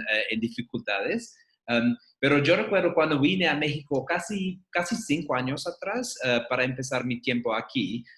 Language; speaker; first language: Spanish; non-native, fluent; English